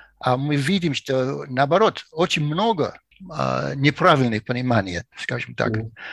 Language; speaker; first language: Russian; non-native, fluent; English